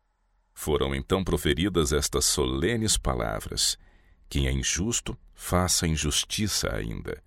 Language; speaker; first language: Portuguese; native; Portuguese